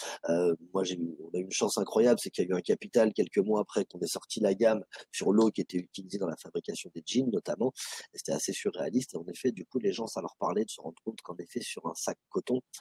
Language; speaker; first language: French; native; French